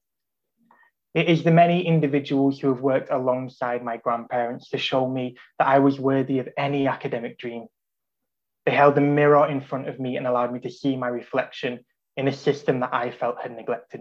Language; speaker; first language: English; native; English